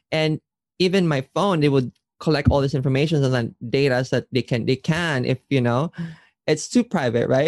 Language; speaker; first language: English; non-native, local second language; Filipino